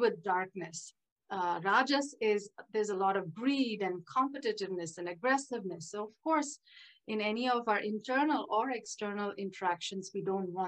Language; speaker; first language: English; non-native, local second language; Tamil